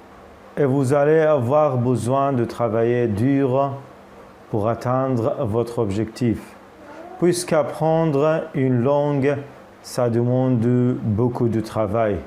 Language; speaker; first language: French; non-native, fluent; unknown